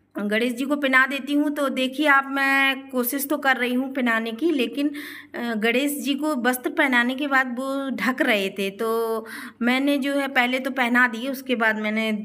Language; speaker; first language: Hindi; native; Hindi